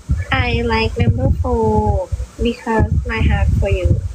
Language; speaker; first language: English; non-native, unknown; Thai